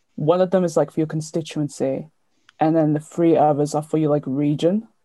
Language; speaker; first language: English; native; English